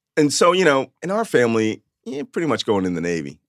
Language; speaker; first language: English; early bilingual, other home language; Yiddish